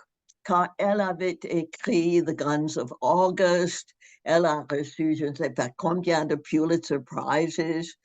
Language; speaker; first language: French; non-native, fluent; English